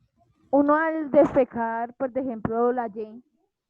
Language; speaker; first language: Spanish; native; Spanish